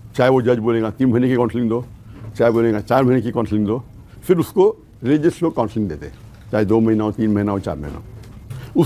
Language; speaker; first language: Urdu; non-native, local second language; Konkani